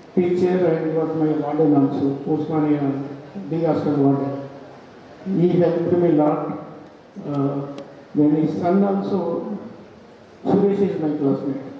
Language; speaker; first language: English; non-native, local second language; Telugu